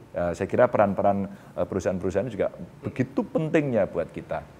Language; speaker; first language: Indonesian; native; Indonesian